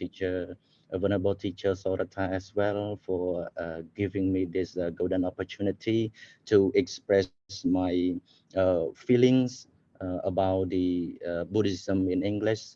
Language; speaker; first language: English; non-native, fluent; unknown